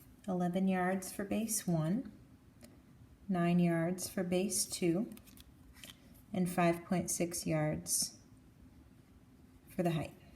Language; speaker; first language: English; native; English